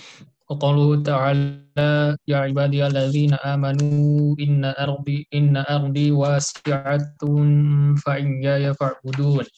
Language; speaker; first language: Arabic; non-native, learner; Indonesian